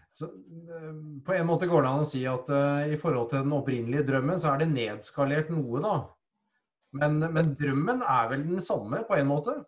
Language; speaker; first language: Norwegian; native; Norwegian